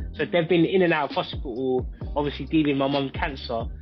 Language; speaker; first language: English; native; English